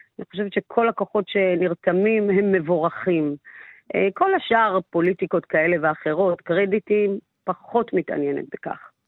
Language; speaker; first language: Hebrew; early bilingual, other home language; Amharic